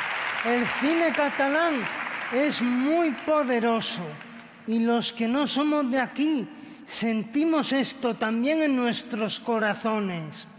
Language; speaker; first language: Catalan; native; Catalan